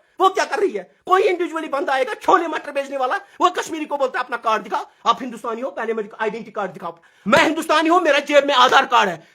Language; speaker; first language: Urdu; non-native, local second language; Kashmiri